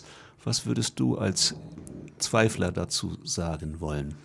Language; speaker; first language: German; native; German